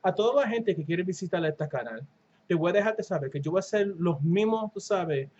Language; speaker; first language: Spanish; early bilingual, other home language; English